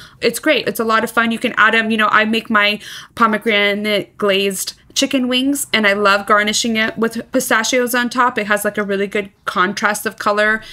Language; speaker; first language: English; early bilingual, other home language; Persian